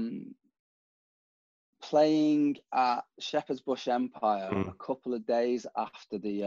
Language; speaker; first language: English; native; English